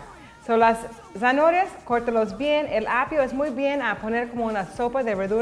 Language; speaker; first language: Spanish; non-native, learner; English